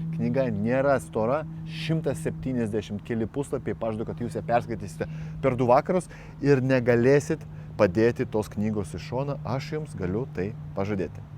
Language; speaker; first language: Lithuanian; non-native, local second language; Russian